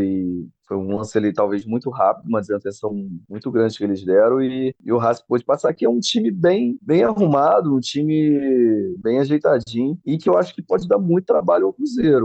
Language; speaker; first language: Portuguese; native; Portuguese